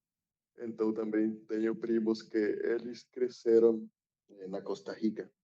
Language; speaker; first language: Portuguese; non-native, learner; Spanish